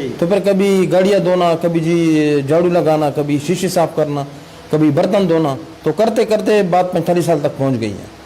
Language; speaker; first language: Urdu; non-native, local second language; Pashto